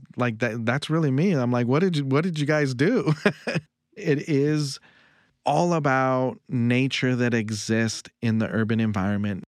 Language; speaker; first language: English; native; English